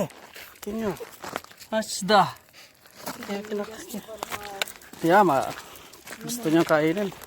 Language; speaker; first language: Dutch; non-native, learner; Filipino